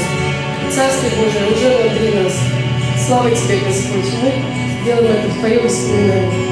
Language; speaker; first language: Russian; native; Russian